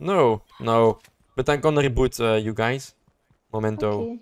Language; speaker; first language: English; non-native, learner; Dutch